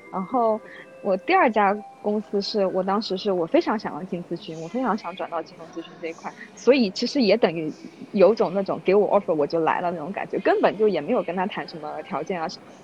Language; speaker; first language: Chinese; native; Chinese